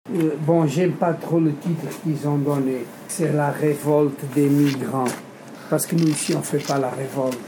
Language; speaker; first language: French; non-native, fluent; Portuguese